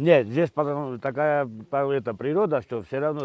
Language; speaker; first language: Russian; non-native, fluent; Georgian